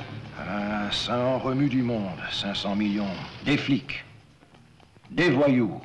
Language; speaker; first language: French; non-native, fluent; English